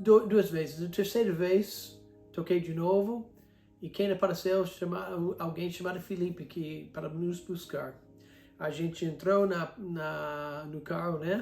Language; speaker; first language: Portuguese; non-native, fluent; English